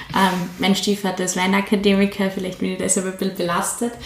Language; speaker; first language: German; native; German